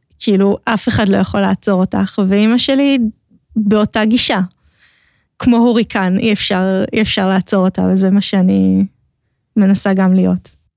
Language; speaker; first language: Hebrew; native; Hebrew